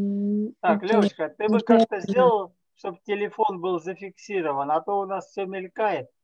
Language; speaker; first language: Russian; native; Russian